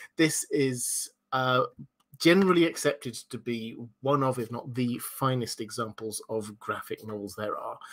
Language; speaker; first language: English; native; English